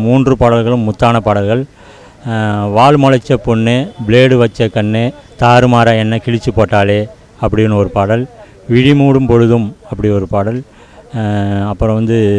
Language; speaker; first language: Tamil; native; Tamil